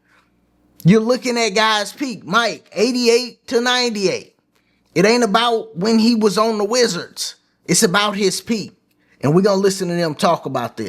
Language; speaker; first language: English; native; English